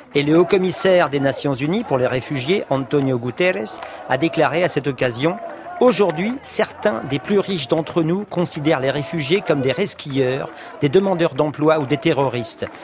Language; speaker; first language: French; native; French